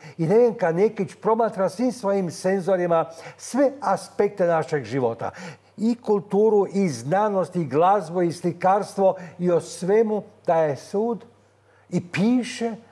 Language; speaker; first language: Croatian; native; Croatian